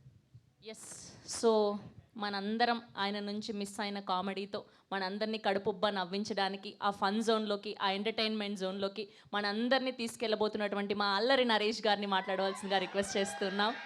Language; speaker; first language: Telugu; native; Telugu